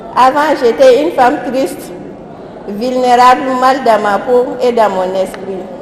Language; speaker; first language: French; non-native, local second language; Soninke